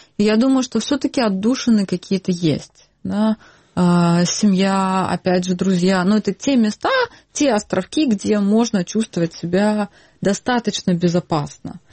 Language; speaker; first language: Russian; non-native, local second language; Ukrainian